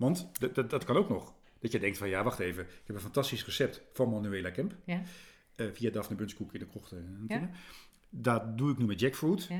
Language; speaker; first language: Dutch; native; Dutch